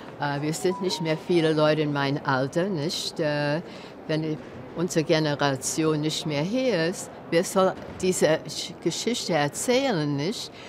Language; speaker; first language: German; early bilingual, heritage; German